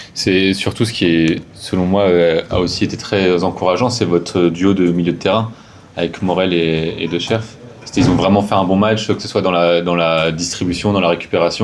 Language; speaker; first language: French; native; French